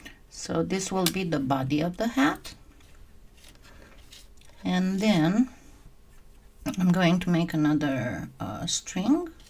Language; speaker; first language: English; non-native, fluent; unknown